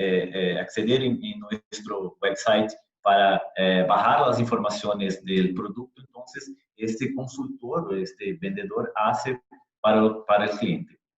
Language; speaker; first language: Spanish; non-native, fluent; Portuguese